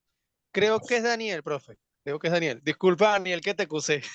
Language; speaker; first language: Spanish; native; Spanish